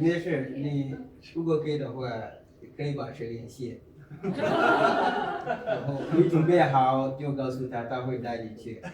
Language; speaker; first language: Chinese; non-native, fluent; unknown